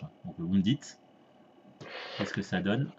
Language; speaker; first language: French; native; French